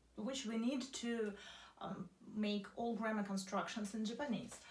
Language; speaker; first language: English; non-native, fluent; Russian